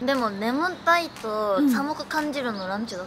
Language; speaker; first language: Japanese; non-native, fluent; Korean